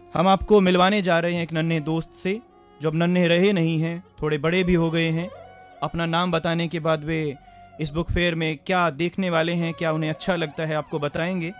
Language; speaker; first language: Hindi; native; Hindi